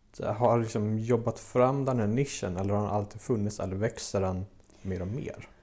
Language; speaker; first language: Swedish; native; Swedish